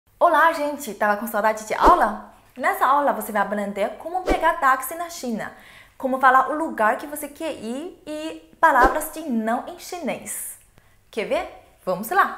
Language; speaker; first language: Portuguese; non-native, fluent; Chinese